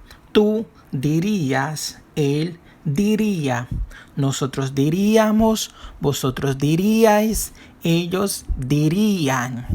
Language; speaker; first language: Spanish; non-native, fluent; Portuguese